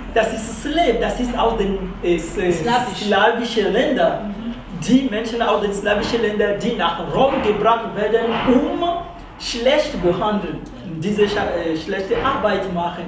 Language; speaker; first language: German; non-native, fluent; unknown